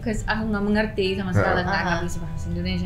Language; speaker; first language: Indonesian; non-native, learner; English